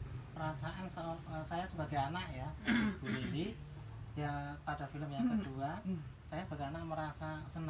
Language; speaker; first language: Indonesian; non-native, local second language; Javanese